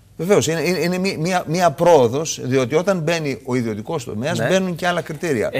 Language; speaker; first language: Greek; native; Greek